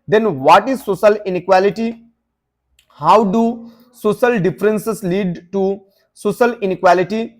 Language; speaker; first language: English; non-native, local second language; Bangla